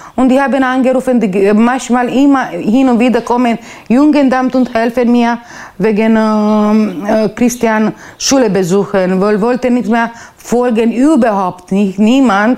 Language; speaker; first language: German; non-native, learner; Romanian